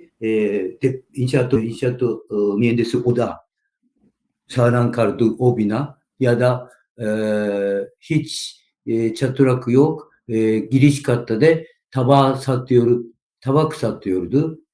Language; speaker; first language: Turkish; non-native, learner; Japanese